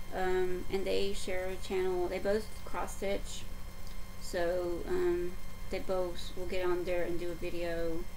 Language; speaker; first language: English; native; English